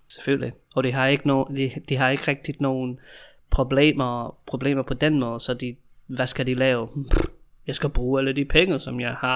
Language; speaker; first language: Danish; non-native, fluent; English